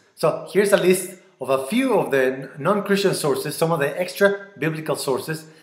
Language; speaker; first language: English; non-native, fluent; Spanish